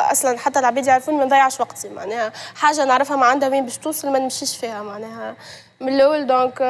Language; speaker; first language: Arabic; native; Arabic